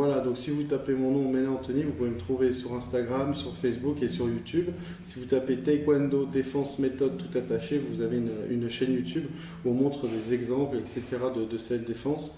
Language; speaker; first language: French; native; French